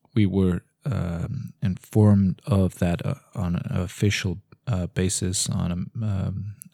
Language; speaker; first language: English; non-native, fluent; Portuguese